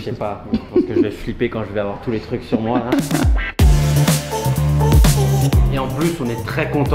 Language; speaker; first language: French; native; French